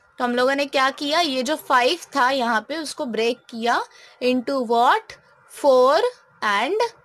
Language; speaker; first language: Hindi; non-native, local second language; Marathi